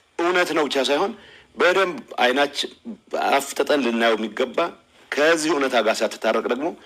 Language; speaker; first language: Amharic; non-native, local second language; Tigrinya